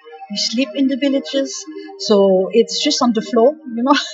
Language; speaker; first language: English; non-native, fluent; German